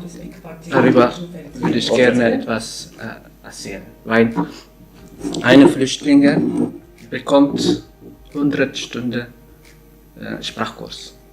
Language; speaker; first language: German; non-native, learner; Tigrinya